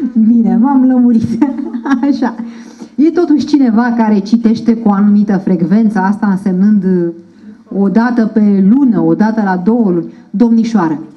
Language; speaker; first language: Romanian; native; Romanian